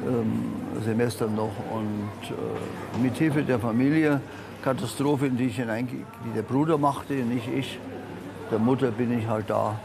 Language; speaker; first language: German; native; German